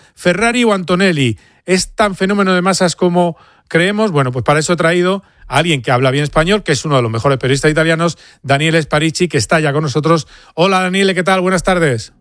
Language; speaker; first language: Spanish; native; Spanish